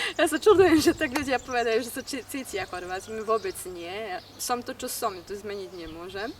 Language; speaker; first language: Slovak; early bilingual, heritage; Slovak